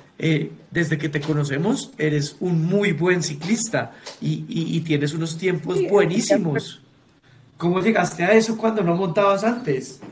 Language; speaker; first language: Spanish; native; Spanish